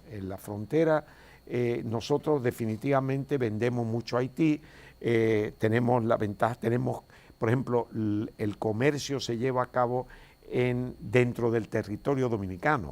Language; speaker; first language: Spanish; native; Spanish